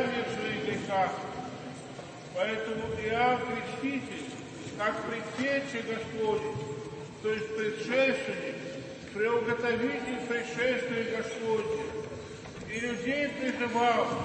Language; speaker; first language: Russian; native; Russian